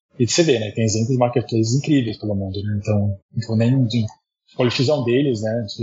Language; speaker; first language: Portuguese; early bilingual, heritage; Portuguese